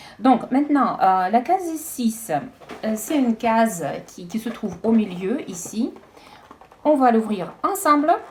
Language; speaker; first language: French; non-native, fluent; Russian